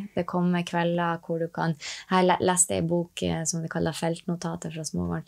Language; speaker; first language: Norwegian; native; Norwegian